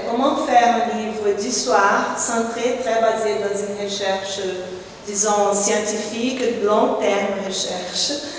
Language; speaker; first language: French; non-native, fluent; Portuguese